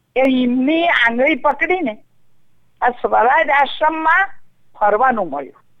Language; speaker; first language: Gujarati; native; Gujarati